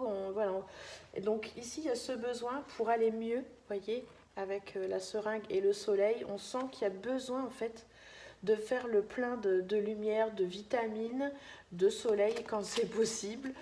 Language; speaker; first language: French; native; French